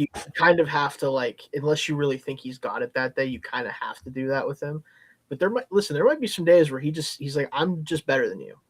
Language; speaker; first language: English; native; English